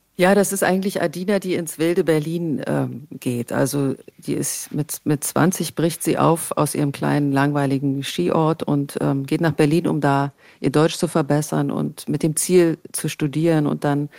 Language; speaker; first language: German; native; German